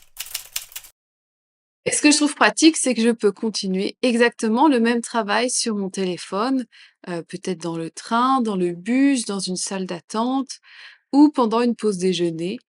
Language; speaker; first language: French; native; French